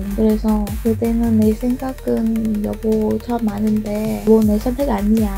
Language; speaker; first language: Korean; non-native, learner; Vietnamese